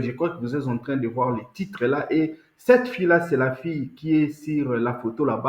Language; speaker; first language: French; non-native, local second language; Lingala